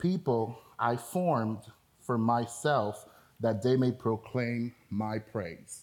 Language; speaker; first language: English; non-native, local second language; Spanish